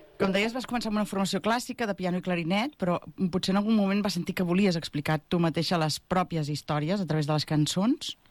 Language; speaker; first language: Catalan; native; Catalan